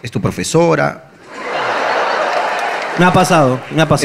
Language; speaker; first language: Spanish; native; Spanish